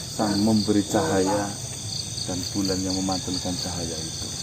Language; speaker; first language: Indonesian; native; Indonesian